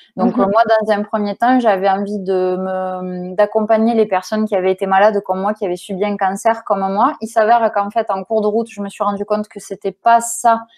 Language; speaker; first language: French; native; French